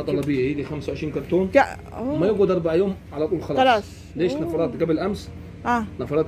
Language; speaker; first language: Arabic; non-native, learner; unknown